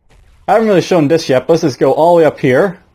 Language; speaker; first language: English; native; English